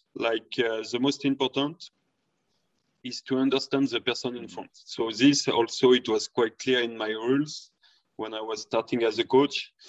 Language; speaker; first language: English; non-native, fluent; French